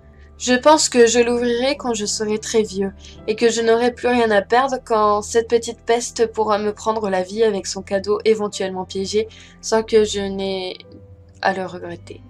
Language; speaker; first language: French; native; French